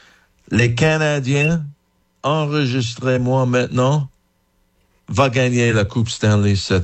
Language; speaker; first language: French; non-native, fluent; English